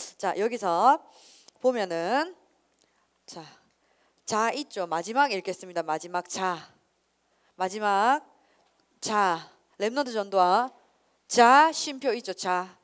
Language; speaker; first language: Korean; native; Korean